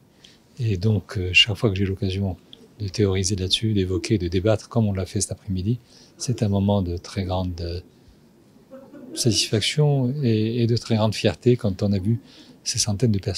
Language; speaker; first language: French; non-native, local second language; Arabic